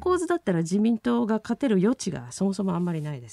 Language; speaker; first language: Japanese; native; Japanese